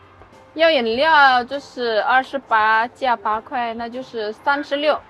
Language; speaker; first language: Chinese; non-native, fluent; Indonesian